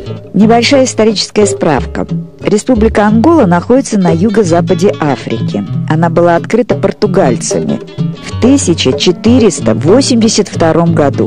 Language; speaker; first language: Russian; native; Russian